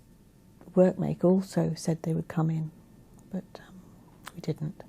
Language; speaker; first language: English; native; English